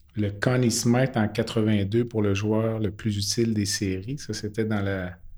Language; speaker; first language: French; native; French